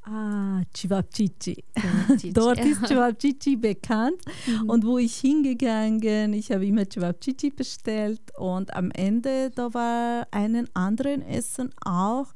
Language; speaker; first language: German; non-native, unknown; Kurdish